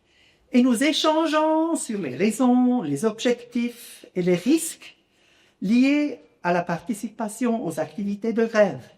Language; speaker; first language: French; non-native, local second language; German